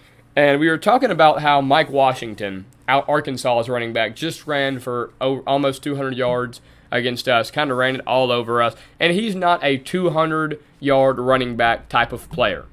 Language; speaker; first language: English; native; English